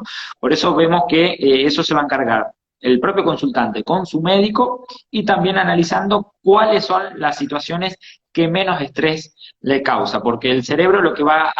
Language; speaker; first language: Spanish; native; Spanish